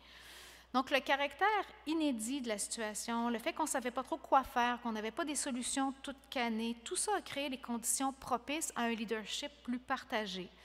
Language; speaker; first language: French; native; French